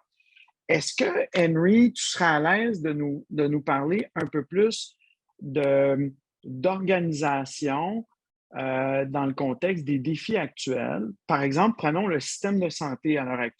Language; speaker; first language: French; native; French